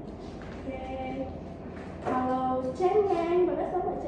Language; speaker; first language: Indonesian; native; Indonesian